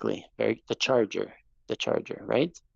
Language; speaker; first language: English; non-native, fluent; Spanish